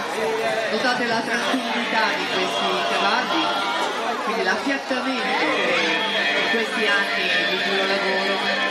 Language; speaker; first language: Italian; native; Italian